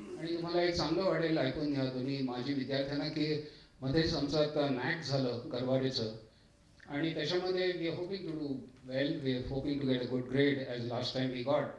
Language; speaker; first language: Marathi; native; Marathi